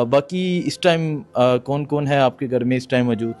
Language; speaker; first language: Urdu; native; Urdu